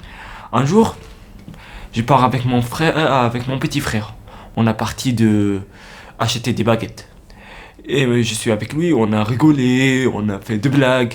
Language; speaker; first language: French; non-native, learner; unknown